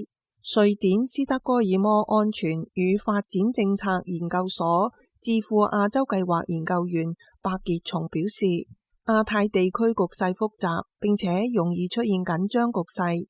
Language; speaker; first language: Chinese; non-native, local second language; Cantonese